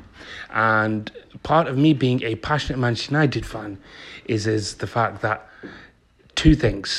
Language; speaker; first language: English; native; English